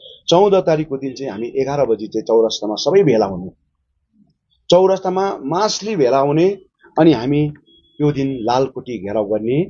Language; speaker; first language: Nepali; native; Nepali